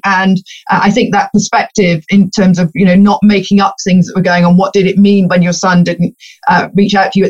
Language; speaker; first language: English; native; English